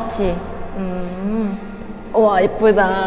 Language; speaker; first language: Korean; non-native, learner; Vietnamese